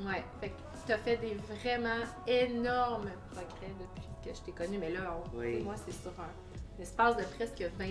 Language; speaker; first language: French; native; French